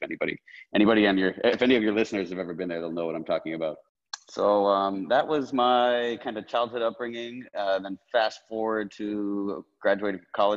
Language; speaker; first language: English; native; English